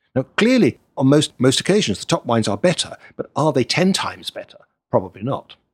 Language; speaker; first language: English; native; English